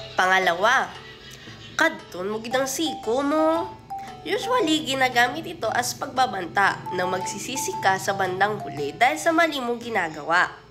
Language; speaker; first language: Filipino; non-native, local second language; Hiligaynon